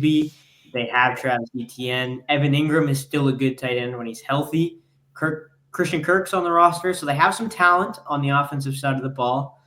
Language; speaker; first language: English; native; English